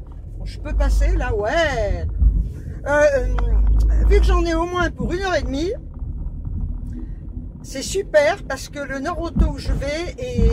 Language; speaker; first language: French; native; French